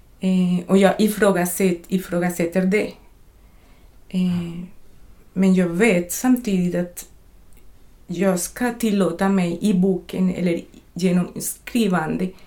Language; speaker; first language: Swedish; non-native, fluent; Spanish